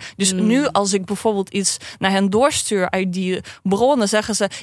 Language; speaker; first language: Dutch; non-native, fluent; Russian